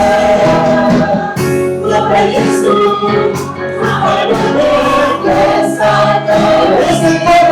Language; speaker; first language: Thai; native; Thai